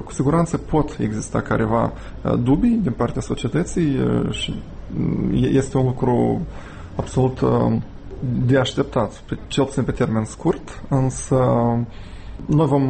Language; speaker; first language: Romanian; native; Romanian